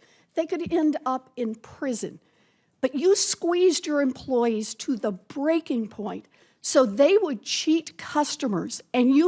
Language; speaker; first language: English; native; English